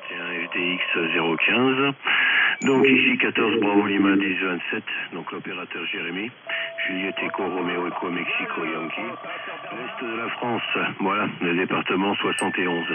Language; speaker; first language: French; native; French